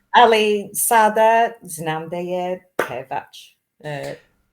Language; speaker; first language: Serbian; non-native, learner; English